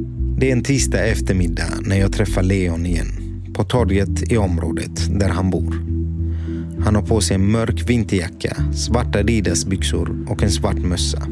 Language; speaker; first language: Swedish; native; Swedish